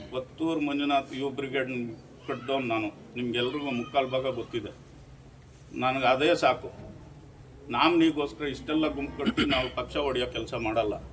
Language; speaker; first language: Kannada; native; Kannada